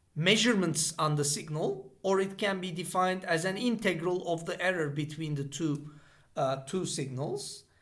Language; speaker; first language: English; non-native, fluent; Turkish